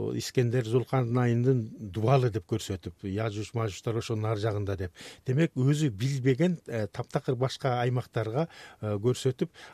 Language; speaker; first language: Kyrgyz; native; Kyrgyz